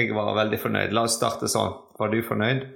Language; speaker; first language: Norwegian; non-native, fluent; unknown